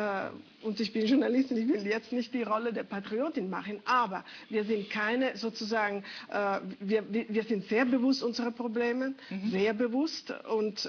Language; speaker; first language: German; non-native, fluent; Italian